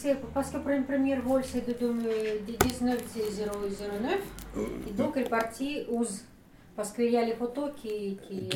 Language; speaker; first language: French; non-native, fluent; Russian